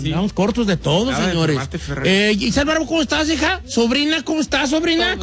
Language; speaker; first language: Spanish; native; Spanish